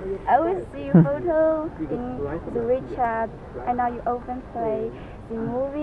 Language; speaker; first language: English; non-native, learner; Chinese